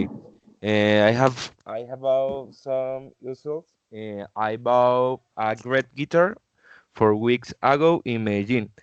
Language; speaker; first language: English; non-native, learner; Spanish